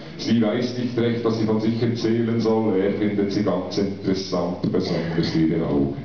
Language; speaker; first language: German; native; German